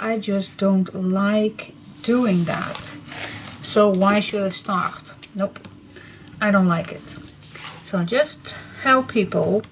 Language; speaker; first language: English; non-native, fluent; Dutch